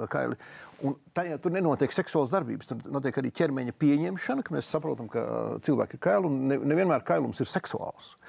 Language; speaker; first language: Latvian; non-native, local second language; Russian